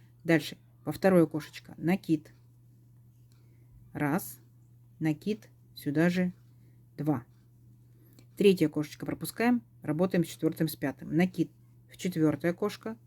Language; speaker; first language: Russian; native; Russian